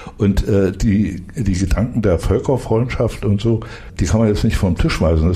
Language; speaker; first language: German; native; German